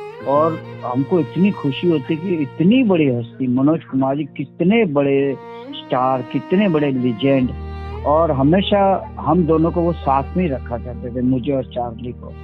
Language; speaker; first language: Hindi; native; Hindi